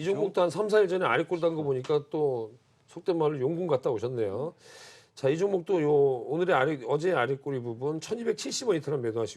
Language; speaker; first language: Korean; native; Korean